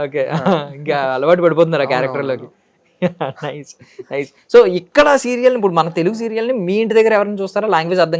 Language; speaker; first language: Telugu; native; Telugu